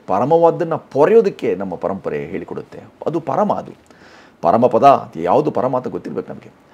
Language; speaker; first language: Kannada; non-native, local second language; Hindi